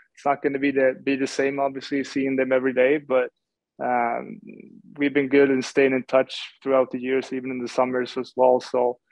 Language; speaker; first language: English; non-native, fluent; Swedish